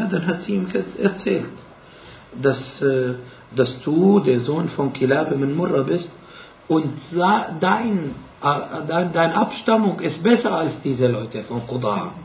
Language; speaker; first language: German; non-native, fluent; Arabic